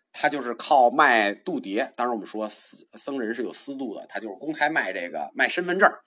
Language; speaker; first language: Chinese; native; Chinese